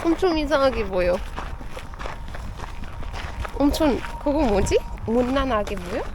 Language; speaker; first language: Korean; non-native, learner; Arabic